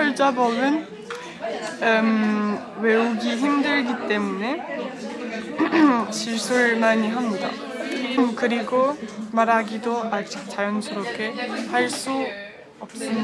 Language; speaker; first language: Korean; non-native, learner; French